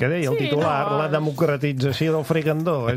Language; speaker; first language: Catalan; native; Catalan